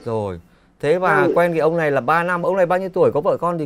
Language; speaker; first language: Vietnamese; native; Vietnamese